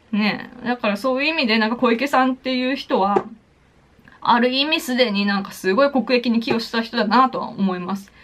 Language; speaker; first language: Japanese; native; Japanese